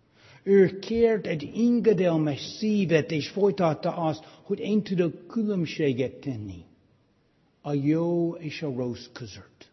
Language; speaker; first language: Hungarian; non-native, fluent; English